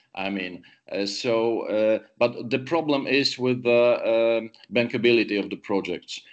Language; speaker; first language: English; non-native, fluent; Polish